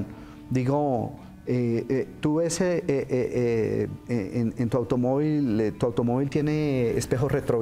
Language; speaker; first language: Spanish; native; Spanish